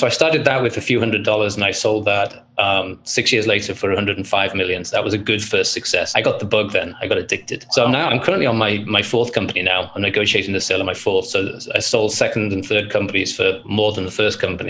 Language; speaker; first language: English; native; English